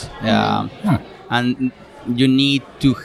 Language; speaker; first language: English; non-native, fluent; Spanish